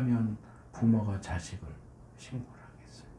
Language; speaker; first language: Korean; native; Korean